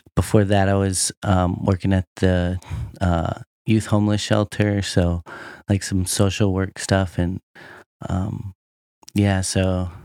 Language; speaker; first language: English; native; English